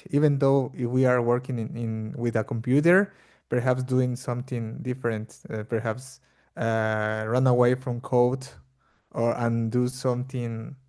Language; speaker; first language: English; non-native, fluent; Portuguese